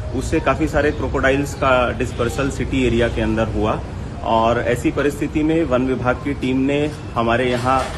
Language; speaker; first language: Hindi; non-native, local second language; Gujarati